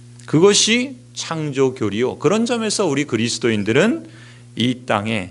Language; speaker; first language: Korean; native; Korean